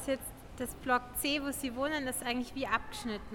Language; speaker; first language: German; native; German